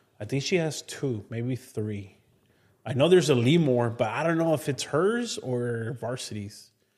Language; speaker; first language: English; native; English